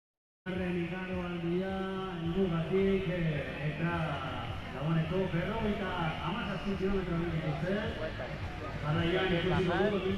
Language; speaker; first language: Basque; native; Basque